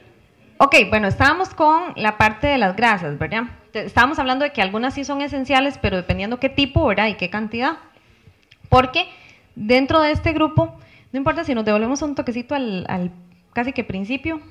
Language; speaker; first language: Spanish; native; Spanish